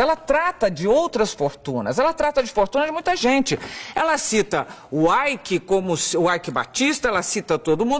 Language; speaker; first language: Portuguese; native; Portuguese